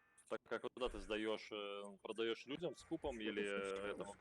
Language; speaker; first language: Russian; native; Russian